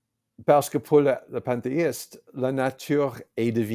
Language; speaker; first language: French; non-native, fluent; English